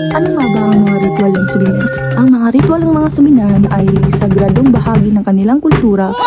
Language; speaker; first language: Filipino; non-native, local second language; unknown